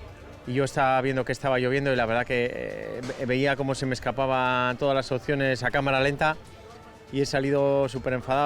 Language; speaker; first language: Spanish; native; Spanish